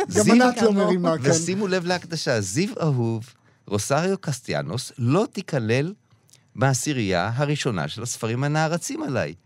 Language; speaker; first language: Hebrew; native; Hebrew